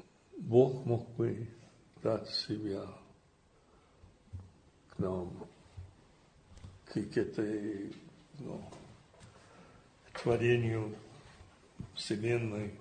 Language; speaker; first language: Russian; non-native, fluent; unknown